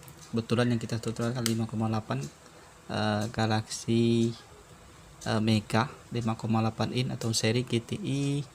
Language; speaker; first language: Indonesian; native; Indonesian